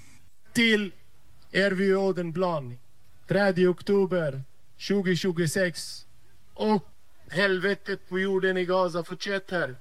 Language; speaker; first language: Swedish; non-native, fluent; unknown